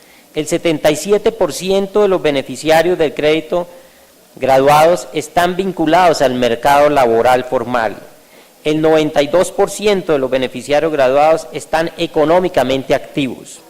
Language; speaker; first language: Spanish; native; Spanish